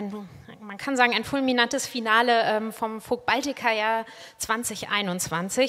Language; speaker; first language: German; native; German